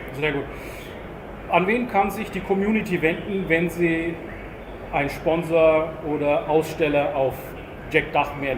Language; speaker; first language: German; non-native, fluent; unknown